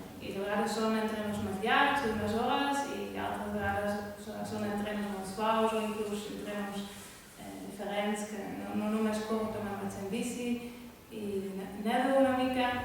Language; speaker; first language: Catalan; non-native, fluent; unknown